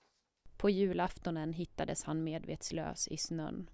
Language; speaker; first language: Swedish; native; Swedish